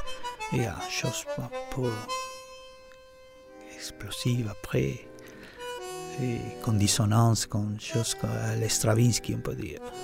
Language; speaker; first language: French; non-native, learner; Spanish